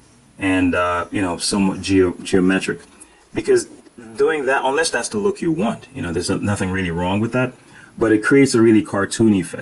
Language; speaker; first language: English; native; English